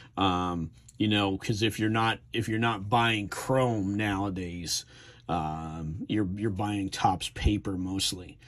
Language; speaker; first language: English; native; English